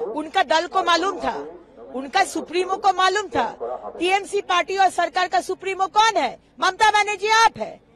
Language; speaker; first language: Hindi; non-native, local second language; Bangla